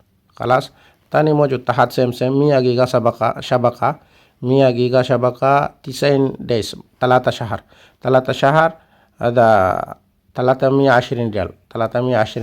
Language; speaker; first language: Arabic; non-native, learner; Bangla